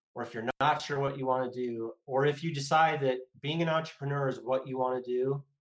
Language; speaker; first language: English; native; English